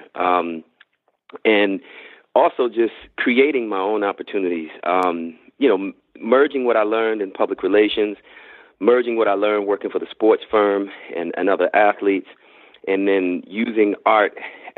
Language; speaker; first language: English; native; English